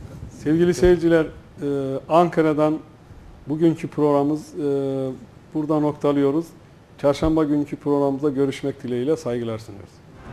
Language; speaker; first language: Turkish; native; Turkish